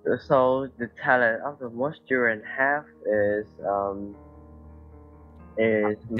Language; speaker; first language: English; non-native, learner; Vietnamese